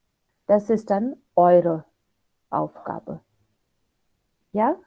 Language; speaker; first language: German; non-native, fluent; Hindi